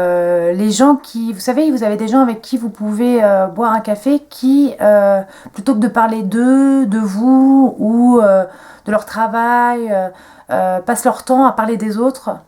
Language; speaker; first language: French; native; French